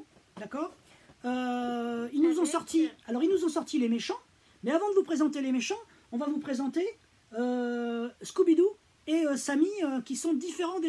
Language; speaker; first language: French; native; French